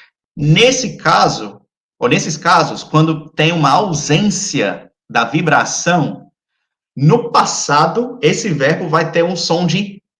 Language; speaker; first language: Portuguese; non-native, fluent; English